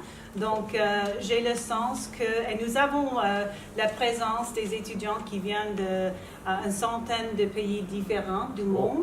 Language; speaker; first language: French; non-native, local second language; English